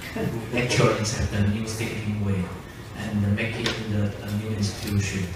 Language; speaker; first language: English; non-native, fluent; Chinese